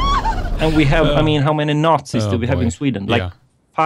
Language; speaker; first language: English; non-native, fluent; Swedish